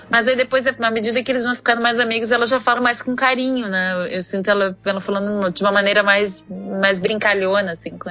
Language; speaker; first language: Portuguese; native; Portuguese